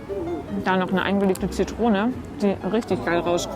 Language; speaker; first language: German; native; German